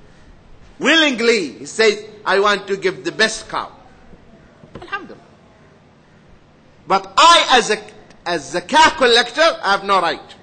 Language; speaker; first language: English; non-native, fluent; Arabic